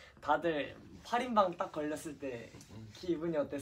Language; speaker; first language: Korean; native; Korean